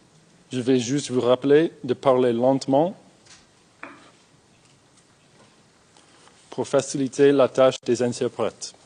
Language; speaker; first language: French; non-native, fluent; English